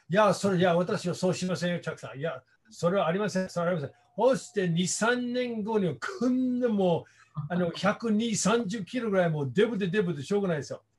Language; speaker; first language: Japanese; non-native, fluent; English